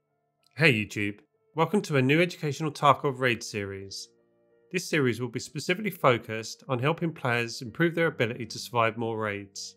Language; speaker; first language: English; native; English